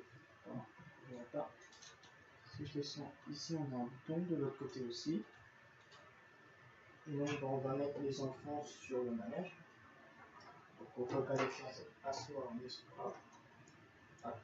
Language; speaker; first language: French; native; French